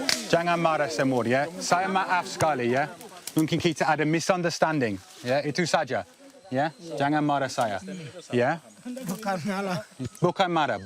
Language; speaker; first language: Indonesian; non-native, learner; English